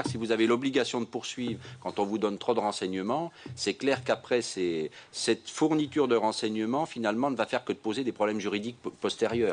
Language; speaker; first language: French; native; French